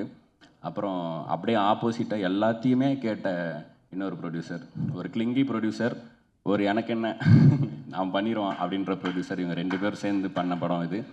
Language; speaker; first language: Tamil; native; Tamil